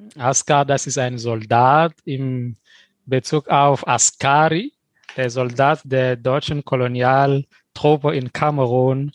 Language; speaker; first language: German; non-native, fluent; French